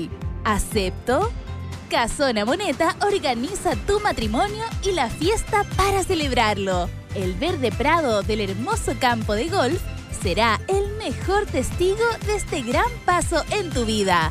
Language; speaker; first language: Spanish; native; Spanish